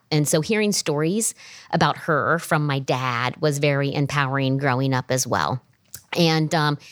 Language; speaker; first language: English; native; English